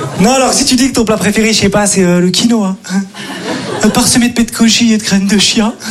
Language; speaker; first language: French; native; French